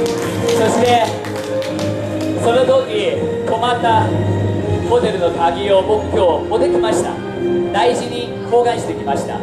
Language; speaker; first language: Japanese; non-native, fluent; Chinese